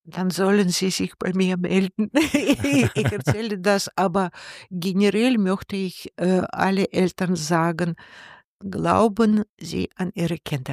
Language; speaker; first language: German; non-native, learner; Russian